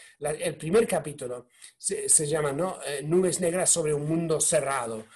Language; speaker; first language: Spanish; non-native, fluent; English